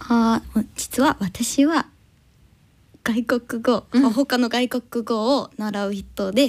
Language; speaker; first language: Japanese; non-native, learner; English